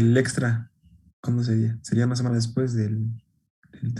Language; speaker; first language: Spanish; native; Spanish